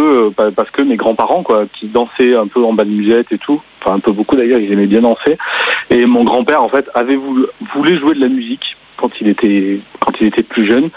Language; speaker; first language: French; native; French